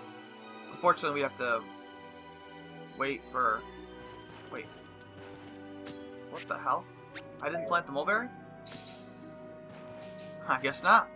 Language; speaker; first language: English; native; English